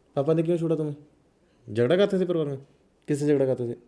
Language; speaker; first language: Hindi; non-native, local second language; Punjabi